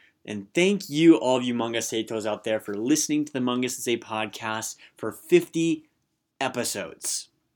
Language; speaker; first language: English; native; English